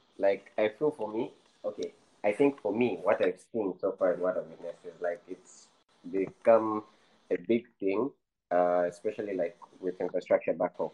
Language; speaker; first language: English; non-native, local second language; Nyanja